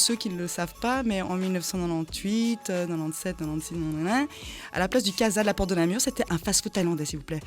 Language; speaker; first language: French; early bilingual, other home language; Khmer